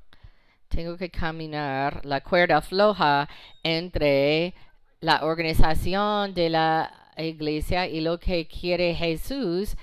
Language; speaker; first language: Spanish; non-native, fluent; English